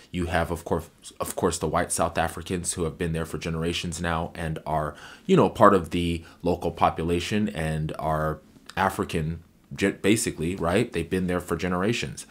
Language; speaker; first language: English; native; English